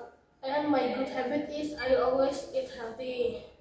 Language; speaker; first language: English; non-native, learner; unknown